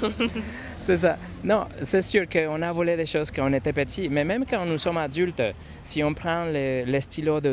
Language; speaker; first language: French; non-native, fluent; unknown